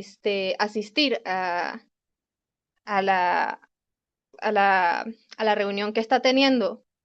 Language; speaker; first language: Spanish; native; Spanish